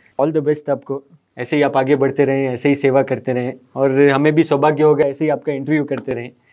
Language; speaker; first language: Hindi; native; Hindi